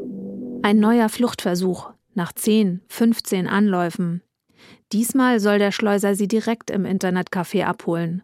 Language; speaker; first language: German; native; German